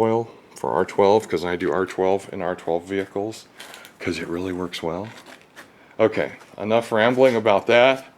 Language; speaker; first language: English; native; English